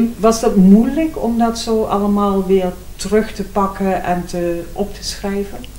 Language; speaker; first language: Dutch; native; Dutch